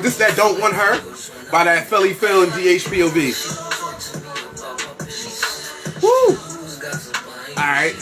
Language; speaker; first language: English; native; English